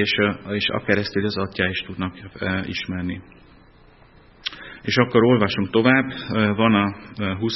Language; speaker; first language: Hungarian; non-native, fluent; German